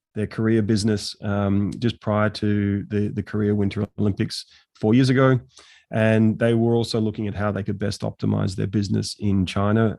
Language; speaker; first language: English; native; English